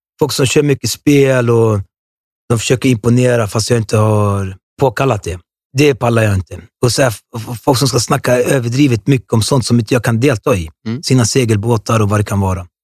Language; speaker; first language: Swedish; early bilingual, other home language; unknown